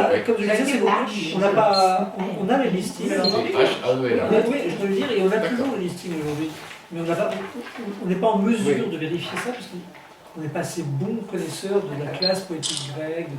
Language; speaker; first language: French; native; French